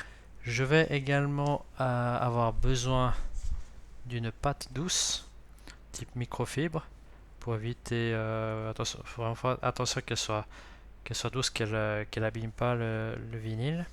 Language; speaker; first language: French; native; French